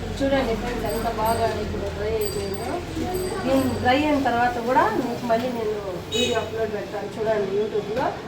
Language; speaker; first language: Telugu; non-native, local second language; Urdu